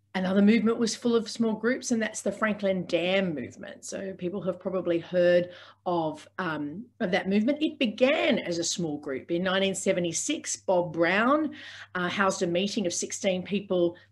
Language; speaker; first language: English; native; English